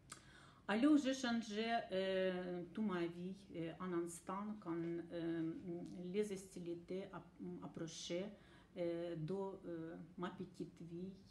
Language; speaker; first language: French; non-native, learner; Ukrainian